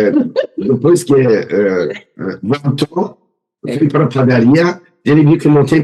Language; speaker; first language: Portuguese; non-native, learner; Persian